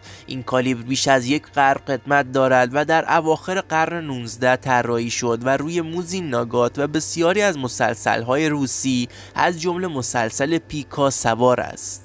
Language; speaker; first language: Persian; native; Persian